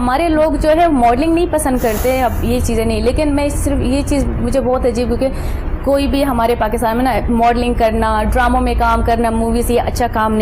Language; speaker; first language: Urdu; non-native, local second language; Pashto